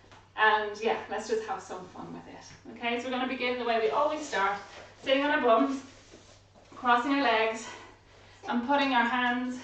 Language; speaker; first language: English; native; English